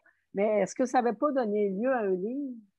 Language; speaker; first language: French; native; French